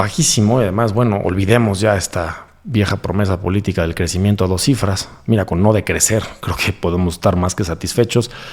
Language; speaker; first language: Spanish; native; Spanish